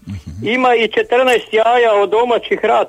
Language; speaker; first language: Croatian; native; Croatian